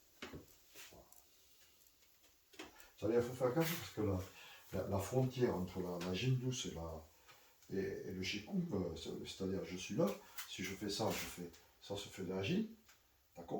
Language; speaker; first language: French; native; French